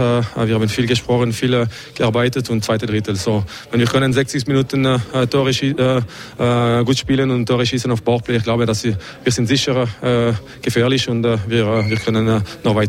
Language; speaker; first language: German; non-native, learner; French